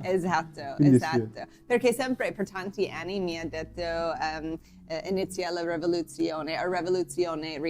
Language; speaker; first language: Italian; non-native, learner; English